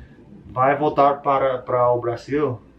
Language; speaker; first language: Portuguese; non-native, learner; English